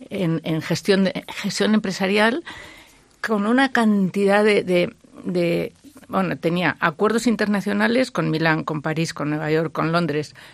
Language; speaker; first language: Spanish; native; Spanish